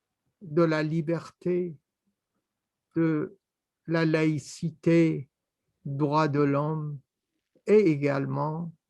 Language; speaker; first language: French; non-native, fluent; Persian